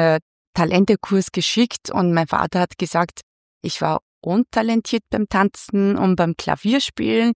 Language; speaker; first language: German; non-native, fluent; Chinese